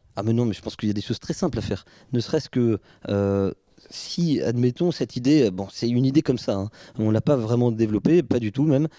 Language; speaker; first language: French; native; French